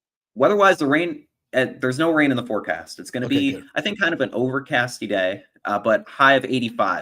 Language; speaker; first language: English; native; English